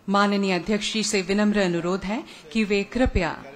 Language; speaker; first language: Hindi; non-native, local second language; Assamese